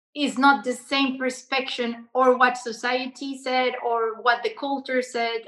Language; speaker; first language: English; non-native, learner; Spanish